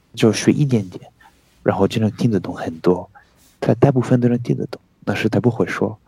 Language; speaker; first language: Chinese; non-native, fluent; French